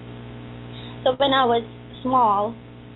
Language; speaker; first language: English; non-native, local second language; Filipino